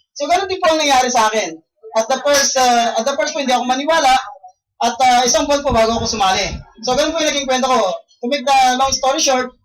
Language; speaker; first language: Filipino; non-native, local second language; Iloko